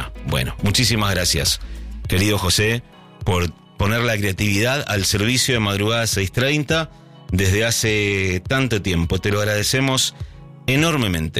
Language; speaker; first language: Spanish; native; Spanish